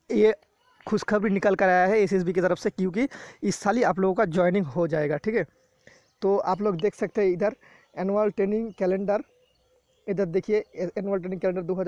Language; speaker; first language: Hindi; non-native, local second language; Bangla